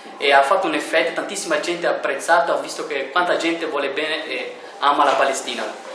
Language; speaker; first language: Italian; early bilingual, other home language; Urdu